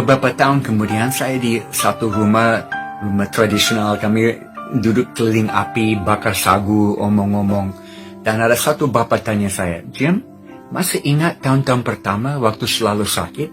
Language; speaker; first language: Indonesian; non-native, fluent; English